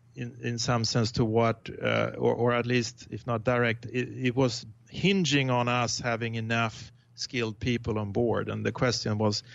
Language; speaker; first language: English; non-native, fluent; Swedish